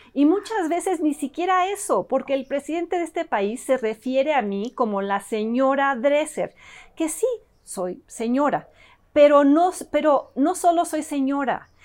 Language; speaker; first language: Spanish; early bilingual, other home language; English